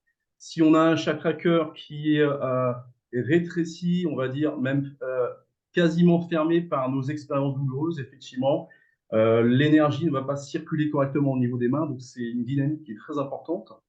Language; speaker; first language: French; native; French